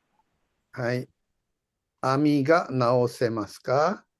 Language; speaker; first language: Japanese; non-native, fluent; Indonesian